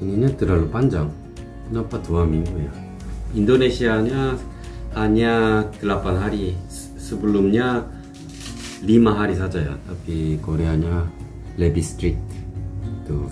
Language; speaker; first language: Indonesian; non-native, learner; Korean